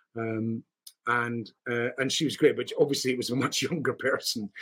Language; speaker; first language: English; native; English